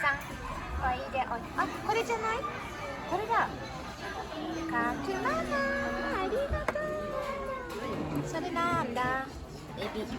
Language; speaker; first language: Japanese; early bilingual, heritage; Japanese